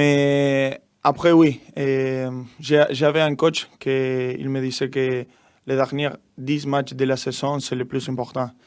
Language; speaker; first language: French; non-native, learner; Spanish